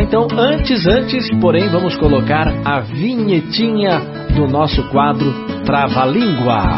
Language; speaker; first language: Portuguese; native; Portuguese